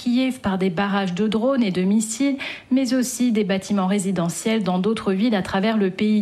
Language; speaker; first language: French; native; French